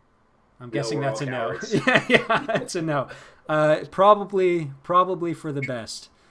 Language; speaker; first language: English; native; English